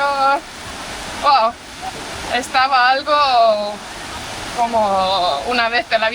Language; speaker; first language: Spanish; non-native, fluent; Estonian